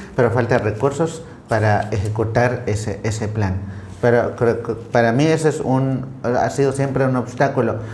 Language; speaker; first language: Spanish; non-native, local second language; Tzotzil